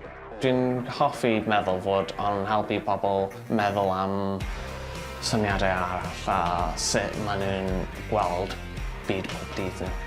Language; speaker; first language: Welsh; non-native, local second language; English